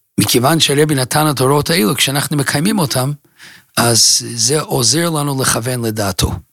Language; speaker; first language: Hebrew; non-native, fluent; English